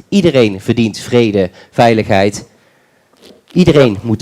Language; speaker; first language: Dutch; native; Dutch